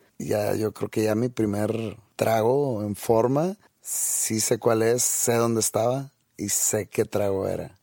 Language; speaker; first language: Spanish; native; Spanish